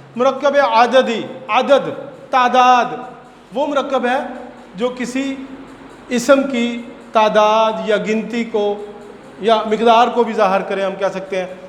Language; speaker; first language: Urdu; non-native, local second language; Punjabi